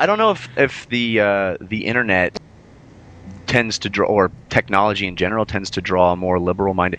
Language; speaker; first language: English; native; English